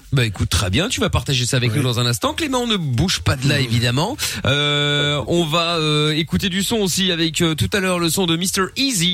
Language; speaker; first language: French; early bilingual, other home language; Portuguese